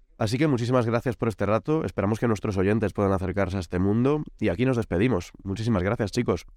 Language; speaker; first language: Spanish; native; Spanish